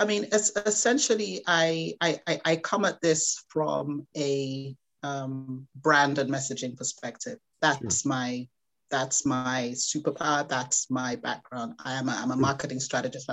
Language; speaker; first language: English; non-native, local second language; Igbo